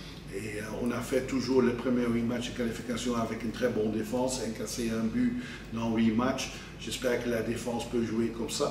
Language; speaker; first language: French; non-native, fluent; Dutch